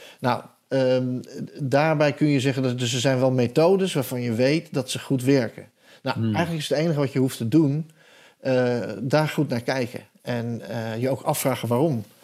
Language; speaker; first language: Dutch; native; Dutch